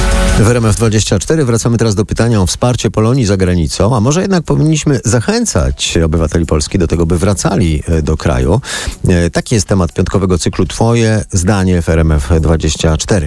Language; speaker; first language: Polish; native; Polish